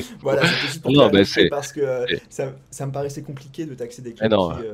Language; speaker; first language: French; native; French